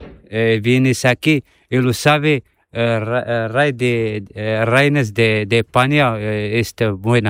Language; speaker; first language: Spanish; non-native, learner; Arabic